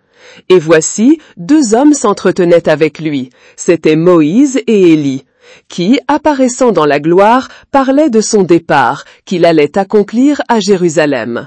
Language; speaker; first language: French; native; French